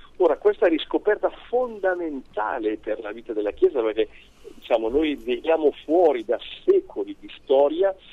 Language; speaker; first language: Italian; native; Italian